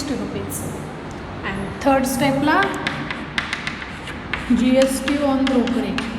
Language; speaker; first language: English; non-native, local second language; Marathi